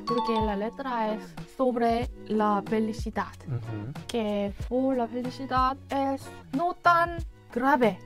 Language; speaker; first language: Spanish; non-native, learner; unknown